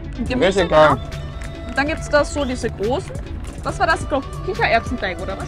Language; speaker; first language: German; native; German